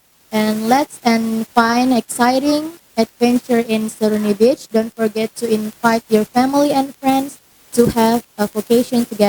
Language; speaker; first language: English; non-native, learner; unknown